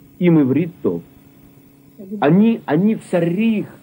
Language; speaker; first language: Hebrew; non-native, learner; Russian